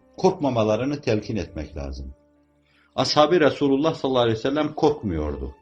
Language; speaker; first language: Turkish; native; Turkish